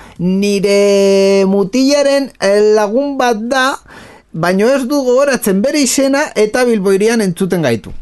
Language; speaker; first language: Basque; non-native, local second language; Spanish